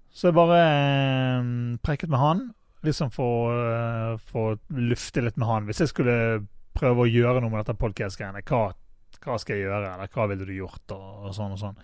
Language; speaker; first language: Norwegian; native; Norwegian